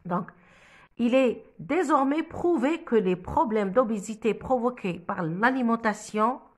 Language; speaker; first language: French; non-native, local second language; Arabic